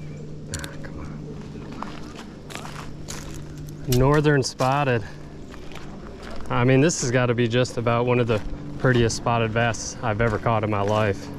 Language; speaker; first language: English; native; English